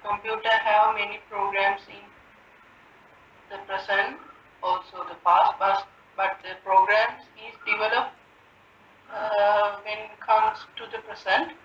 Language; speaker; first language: English; non-native, learner; Sinhala